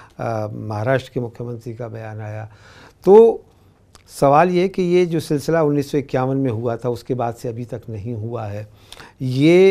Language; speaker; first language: Hindi; native; Hindi